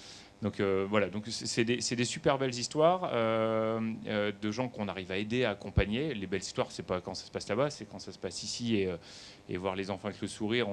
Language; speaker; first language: French; native; French